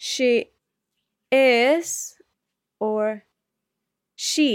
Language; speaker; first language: English; non-native, learner; Spanish